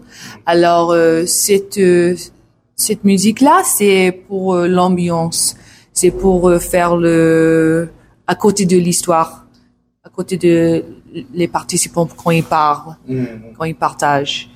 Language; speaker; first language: French; non-native, learner; English